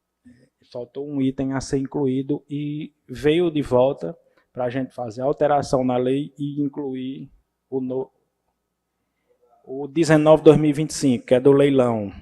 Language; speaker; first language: Portuguese; native; Portuguese